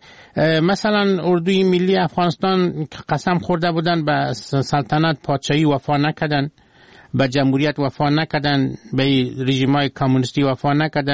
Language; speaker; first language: Persian; native; Persian